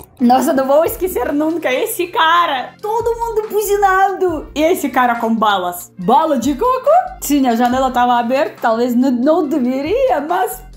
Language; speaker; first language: Portuguese; non-native, fluent; Russian